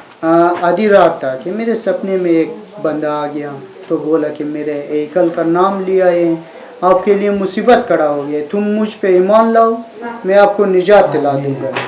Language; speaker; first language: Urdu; non-native, learner; Persian